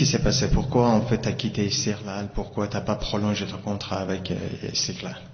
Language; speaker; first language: French; non-native, fluent; Persian